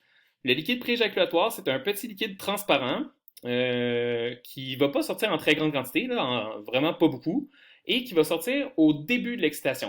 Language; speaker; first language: French; native; French